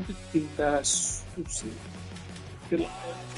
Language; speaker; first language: Finnish; non-native, learner; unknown